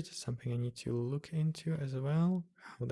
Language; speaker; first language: English; non-native, fluent; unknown